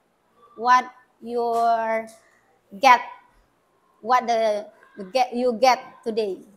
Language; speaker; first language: English; non-native, learner; Indonesian